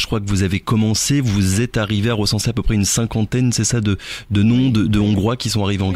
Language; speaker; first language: French; native; French